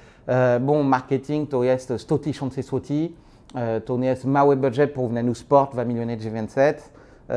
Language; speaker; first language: Polish; non-native, learner; French